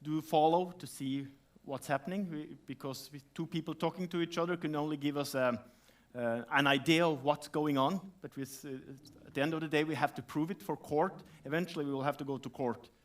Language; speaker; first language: English; non-native, fluent; Norwegian